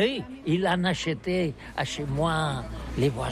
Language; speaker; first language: French; non-native, learner; Catalan